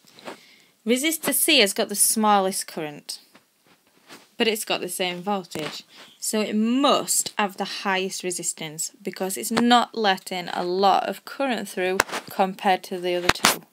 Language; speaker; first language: English; native; English